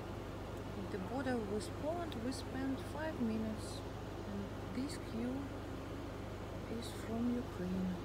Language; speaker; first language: English; non-native, fluent; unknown